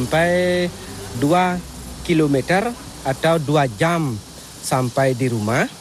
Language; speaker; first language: Indonesian; non-native, local second language; Balinese